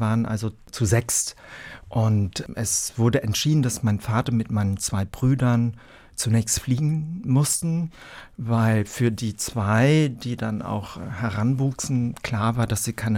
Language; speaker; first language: German; early bilingual, other home language; Vietnamese